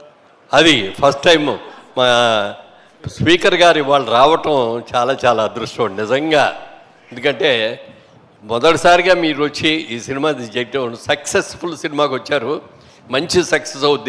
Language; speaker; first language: Telugu; native; Telugu